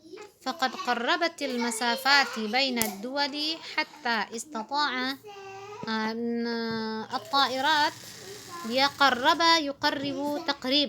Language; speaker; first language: Arabic; non-native, fluent; Indonesian